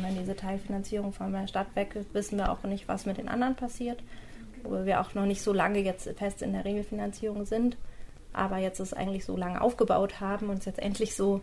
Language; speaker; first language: German; native; German